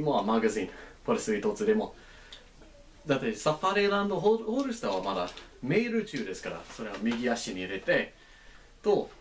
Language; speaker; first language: Japanese; non-native, learner; English